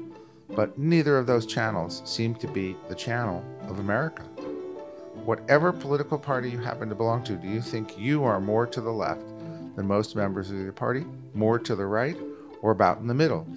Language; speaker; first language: English; native; English